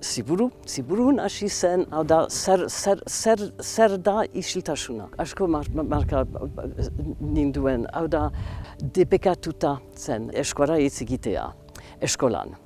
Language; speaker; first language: Basque; non-native, local second language; English